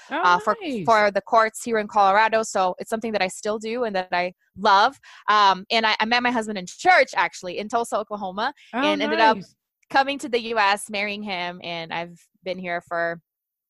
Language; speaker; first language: English; non-native, fluent; Portuguese